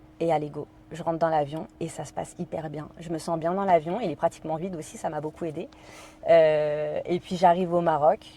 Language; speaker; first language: French; native; French